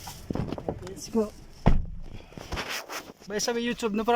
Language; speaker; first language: English; non-native, learner; Filipino